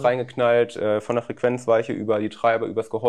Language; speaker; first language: German; native; German